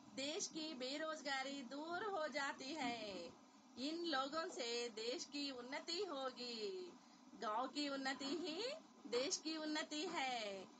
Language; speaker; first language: Hindi; non-native, local second language; Telugu